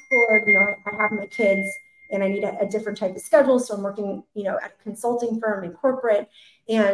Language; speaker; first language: English; native; English